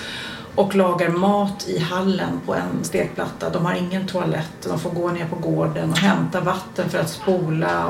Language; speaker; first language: Swedish; native; Swedish